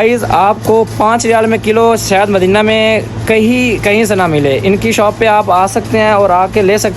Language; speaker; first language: Hindi; native; Hindi